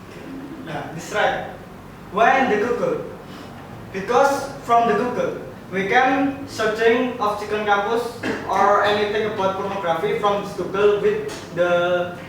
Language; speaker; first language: English; non-native, learner; Indonesian